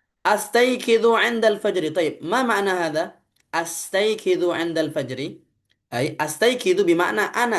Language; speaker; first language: Arabic; non-native, fluent; Indonesian